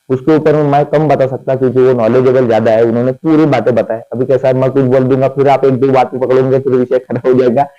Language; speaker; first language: Hindi; non-native, local second language; Marathi